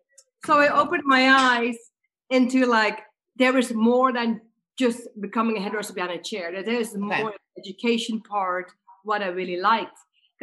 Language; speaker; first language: English; non-native, fluent; Dutch